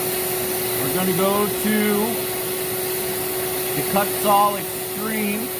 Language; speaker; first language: English; native; English